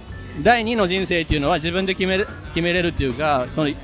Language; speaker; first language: Japanese; native; Japanese